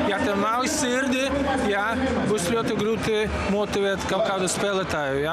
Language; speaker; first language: Latvian; non-native, learner; Russian